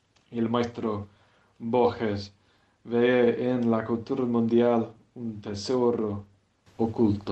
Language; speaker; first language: Spanish; non-native, fluent; English